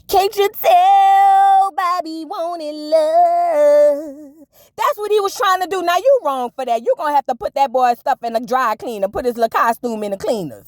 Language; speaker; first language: English; native; English